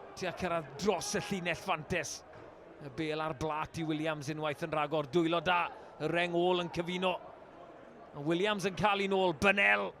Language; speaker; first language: Welsh; native; Welsh